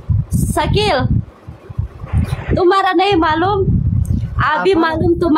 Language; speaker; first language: Hindi; non-native, learner; Pashto